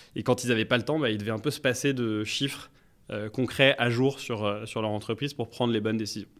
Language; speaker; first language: French; native; French